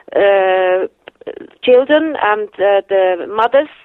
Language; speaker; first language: English; non-native, fluent; Swiss German